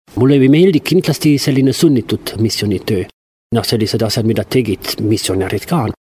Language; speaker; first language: Estonian; non-native, fluent; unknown